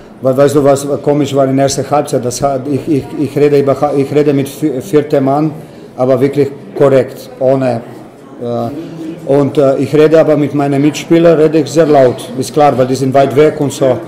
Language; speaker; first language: German; non-native, fluent; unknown